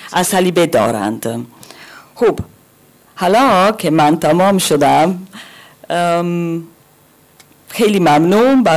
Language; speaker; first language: Persian; non-native, learner; German